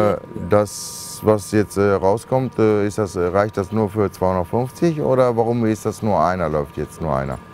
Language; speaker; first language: German; non-native, fluent; Turkish